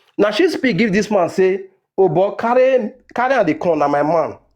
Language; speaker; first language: Nigerian Pidgin; non-native, local second language; Esan